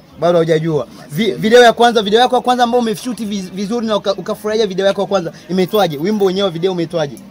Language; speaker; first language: Swahili; native; Swahili